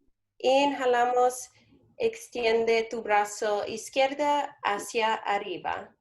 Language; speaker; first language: Spanish; non-native, learner; English